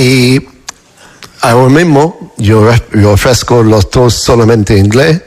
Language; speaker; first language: Spanish; non-native, fluent; English